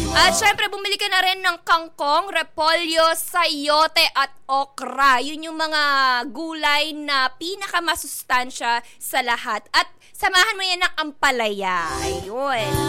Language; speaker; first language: Filipino; non-native, local second language; Bikol